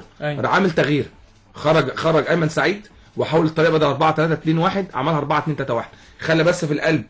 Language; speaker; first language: Arabic; native; Arabic